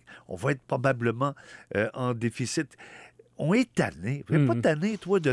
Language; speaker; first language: French; native; French